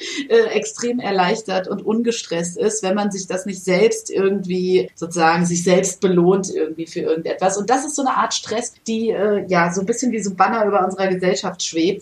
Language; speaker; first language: German; native; German